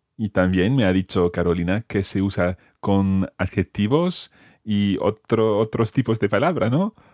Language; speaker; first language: Spanish; non-native, fluent; English